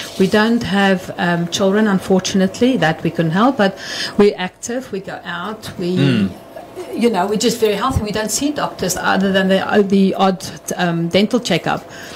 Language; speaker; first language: English; non-native, local second language; Afrikaans